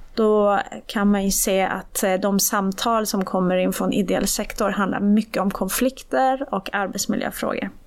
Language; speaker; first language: Swedish; early bilingual, other home language; Persian